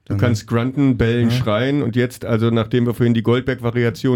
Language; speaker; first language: German; native; German